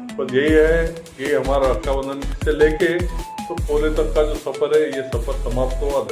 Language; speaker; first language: Hindi; non-native, local second language; Marathi